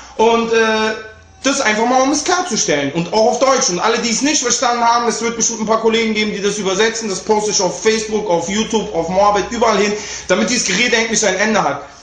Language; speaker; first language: German; early bilingual, other home language; Turkish